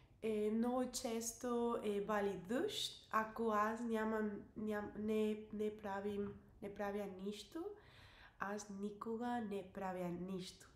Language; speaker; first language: Bulgarian; non-native, learner; English